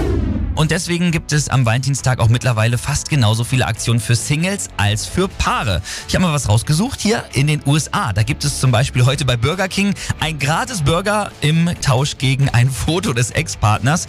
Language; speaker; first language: German; native; German